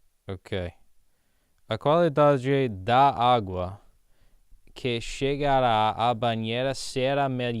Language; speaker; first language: Portuguese; non-native, learner; English